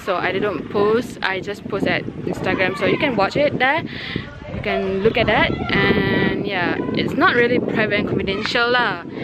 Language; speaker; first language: English; non-native, local second language; Malay